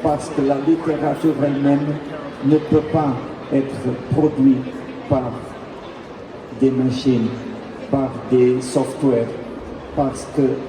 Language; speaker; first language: French; non-native, fluent; Portuguese